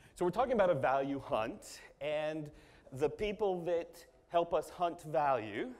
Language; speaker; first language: English; native; English